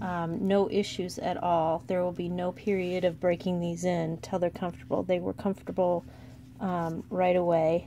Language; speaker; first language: English; native; English